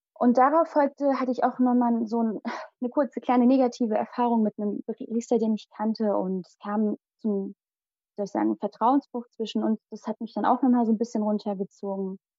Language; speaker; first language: German; early bilingual, other home language; Malayalam